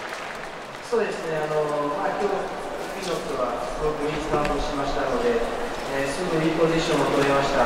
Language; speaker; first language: Japanese; non-native, fluent; French